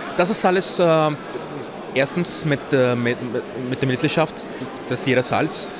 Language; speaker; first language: German; non-native, learner; Spanish